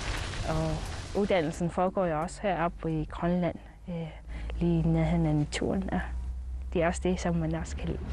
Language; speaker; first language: Danish; non-native, local second language; Kalaallisut